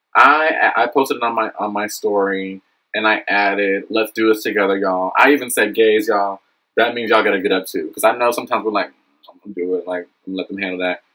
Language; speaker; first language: English; native; English